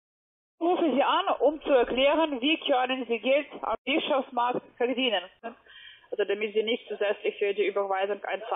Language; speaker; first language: German; non-native, learner; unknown